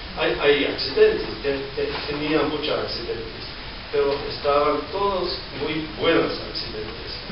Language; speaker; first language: Spanish; non-native, learner; English